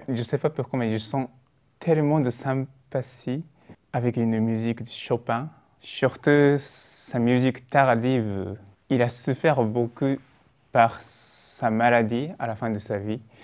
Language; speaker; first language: French; non-native, fluent; Japanese